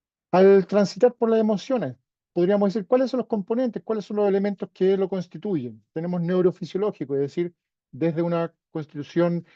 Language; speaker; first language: Spanish; native; Spanish